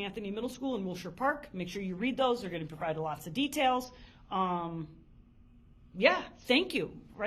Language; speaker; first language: English; native; English